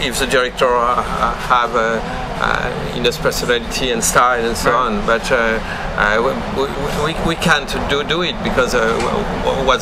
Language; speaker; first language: English; non-native, learner; French